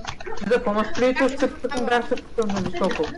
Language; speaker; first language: Bulgarian; native; Bulgarian